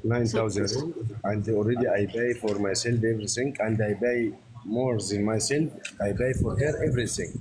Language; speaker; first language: English; non-native, learner; Arabic